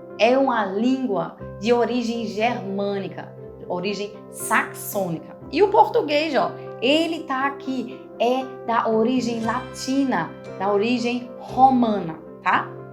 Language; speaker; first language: Portuguese; non-native, fluent; German